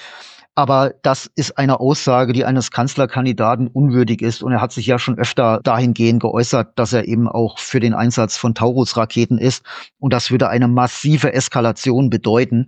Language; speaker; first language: German; native; German